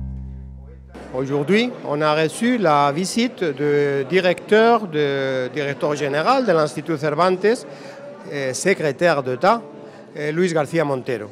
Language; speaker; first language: French; non-native, fluent; Spanish